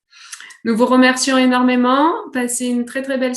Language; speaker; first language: French; native; French